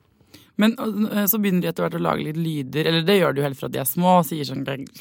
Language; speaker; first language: Norwegian; native; Norwegian